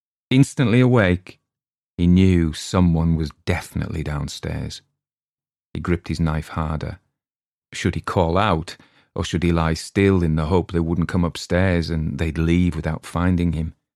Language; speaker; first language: English; native; English